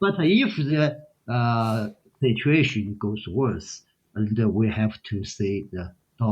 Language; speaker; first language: English; non-native, learner; Chinese